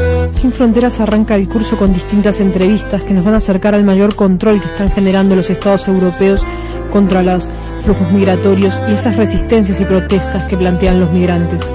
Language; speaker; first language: Spanish; native; Spanish